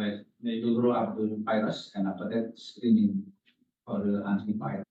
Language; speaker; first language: English; non-native, learner; Indonesian